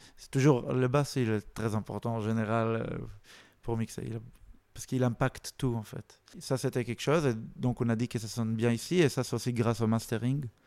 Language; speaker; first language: French; non-native, fluent; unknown